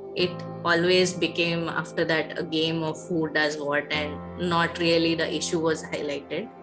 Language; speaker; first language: English; non-native, local second language; Hindi